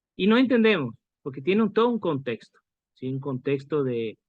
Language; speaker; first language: Spanish; non-native, fluent; Portuguese